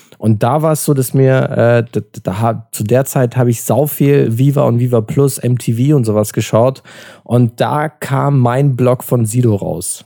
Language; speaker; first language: German; early bilingual, other home language; Turkish